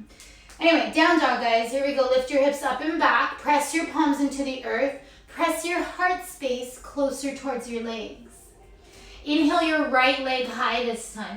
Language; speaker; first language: English; native; English